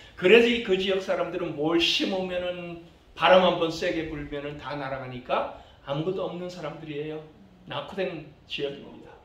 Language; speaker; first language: Korean; early bilingual, other home language; English